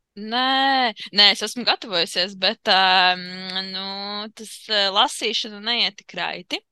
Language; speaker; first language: Latvian; native; Latvian